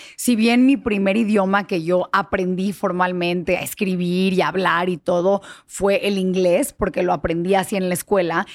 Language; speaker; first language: Spanish; early bilingual, heritage; Spanish